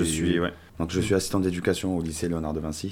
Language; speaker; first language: French; early bilingual, other home language; Arabic